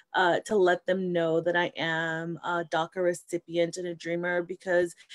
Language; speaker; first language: English; early bilingual, other home language; Spanish